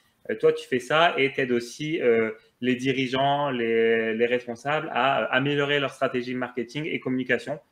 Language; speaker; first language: French; native; French